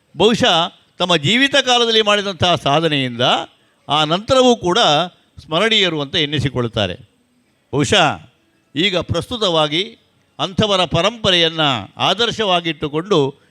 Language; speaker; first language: Kannada; non-native, local second language; Tulu